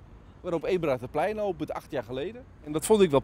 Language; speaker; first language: Dutch; native; Dutch